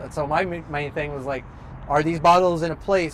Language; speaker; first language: English; native; English